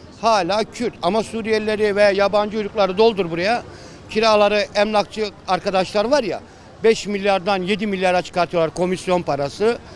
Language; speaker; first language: Turkish; non-native, local second language; Kurdish